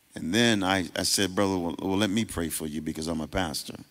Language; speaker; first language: English; native; English